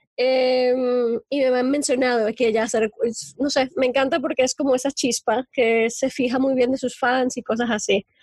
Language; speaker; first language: Spanish; native; Spanish